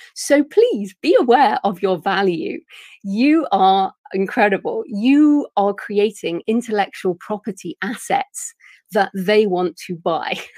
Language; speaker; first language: English; native; English